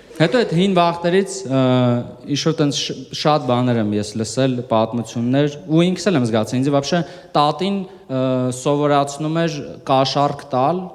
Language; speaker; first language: Armenian; early bilingual, heritage; Armenian